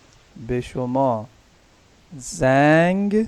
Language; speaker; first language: Persian; non-native, learner; Urdu